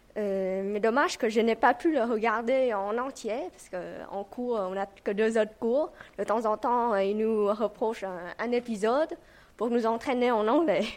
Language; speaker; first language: French; non-native, fluent; Vietnamese